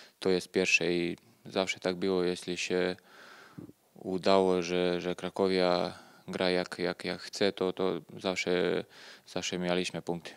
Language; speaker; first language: Polish; non-native, learner; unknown